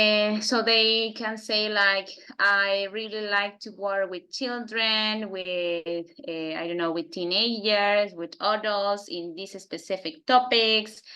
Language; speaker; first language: English; non-native, fluent; Spanish